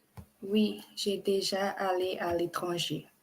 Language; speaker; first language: French; non-native, learner; English